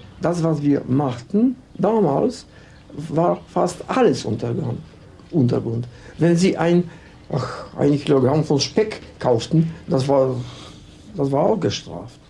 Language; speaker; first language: German; non-native, learner; Polish